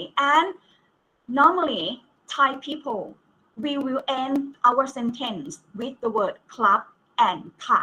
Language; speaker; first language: English; non-native, fluent; Thai